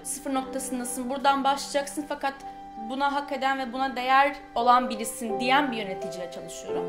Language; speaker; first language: Turkish; native; Turkish